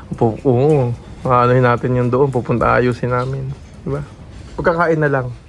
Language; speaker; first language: Filipino; native; Filipino